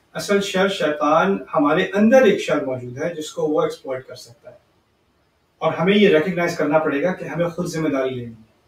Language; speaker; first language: Urdu; early bilingual, heritage; Urdu